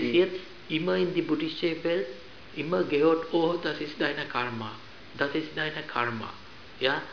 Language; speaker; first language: German; non-native, fluent; Sinhala